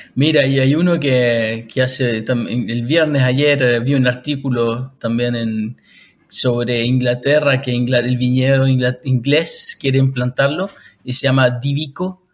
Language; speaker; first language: Spanish; native; Spanish